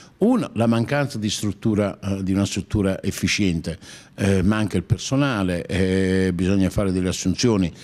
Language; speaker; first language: Italian; native; Italian